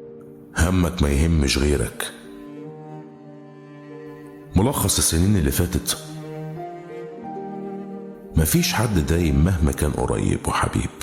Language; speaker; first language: Arabic; native; Arabic